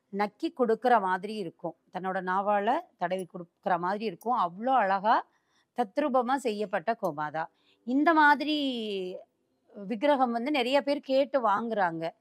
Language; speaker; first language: Tamil; native; Tamil